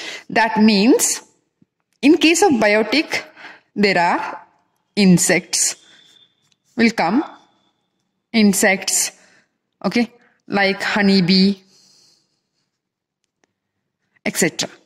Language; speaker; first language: English; non-native, local second language; Kannada